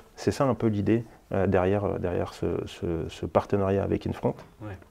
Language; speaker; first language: French; native; French